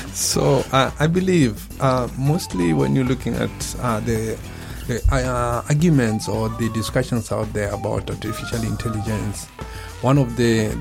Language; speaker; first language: English; non-native, local second language; Tswana